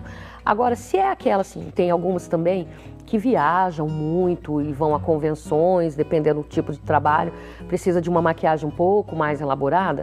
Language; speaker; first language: Portuguese; native; Portuguese